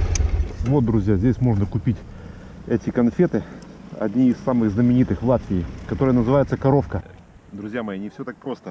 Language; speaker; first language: Russian; native; Russian